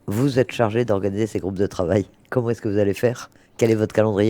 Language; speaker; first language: French; native; French